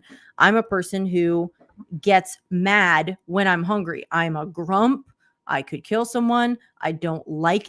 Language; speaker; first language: English; native; English